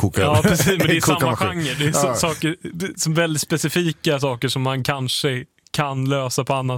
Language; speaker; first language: Swedish; native; Swedish